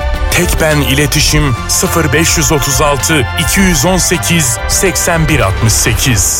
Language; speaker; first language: Turkish; native; Turkish